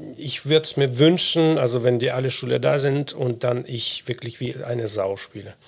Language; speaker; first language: German; non-native, fluent; Russian